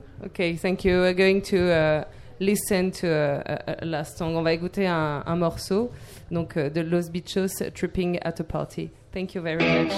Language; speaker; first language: English; non-native, fluent; French